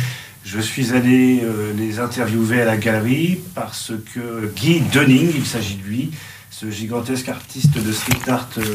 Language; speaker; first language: French; native; French